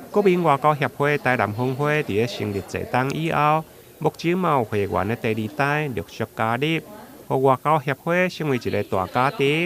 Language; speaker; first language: Chinese; native; Chinese